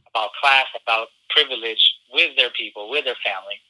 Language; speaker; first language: English; early bilingual, other home language; Spanish